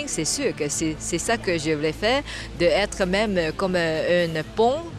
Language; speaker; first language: French; non-native, fluent; Chinese